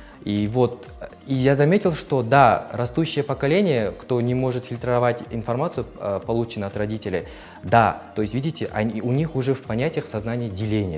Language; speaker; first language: Russian; non-native, local second language; Kazakh